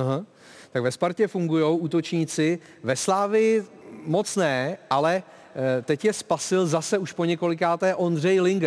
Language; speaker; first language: Czech; native; Czech